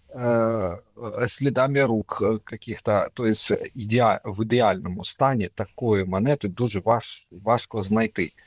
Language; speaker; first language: Ukrainian; non-native, local second language; Russian